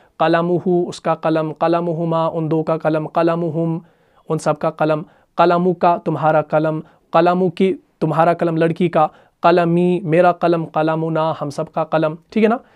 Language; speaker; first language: Urdu; non-native, local second language; Punjabi